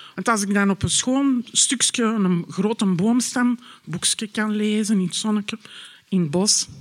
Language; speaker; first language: Dutch; native; Dutch